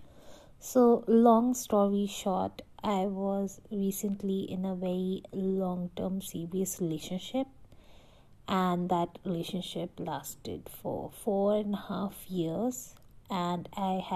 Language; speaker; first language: English; non-native, local second language; Hindi